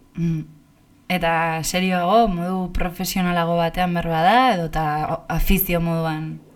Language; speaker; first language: Basque; native; Basque